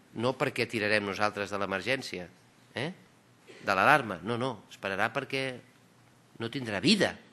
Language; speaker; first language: Catalan; native; Catalan